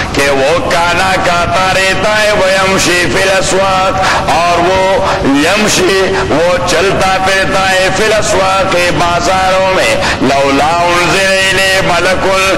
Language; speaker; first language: Urdu; non-native, local second language; Pashto